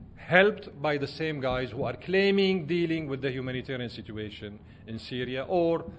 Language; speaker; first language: English; non-native, fluent; Arabic